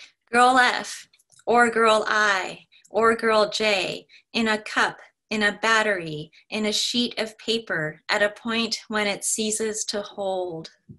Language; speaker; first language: English; native; English